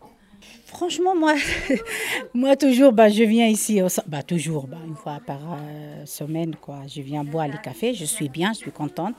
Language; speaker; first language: French; non-native, learner; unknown